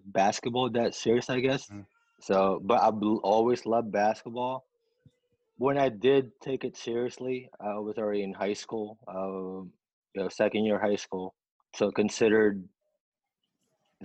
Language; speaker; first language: English; non-native, local second language; Filipino